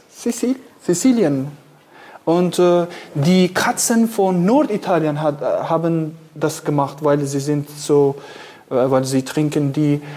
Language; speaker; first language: German; non-native, fluent; Kurdish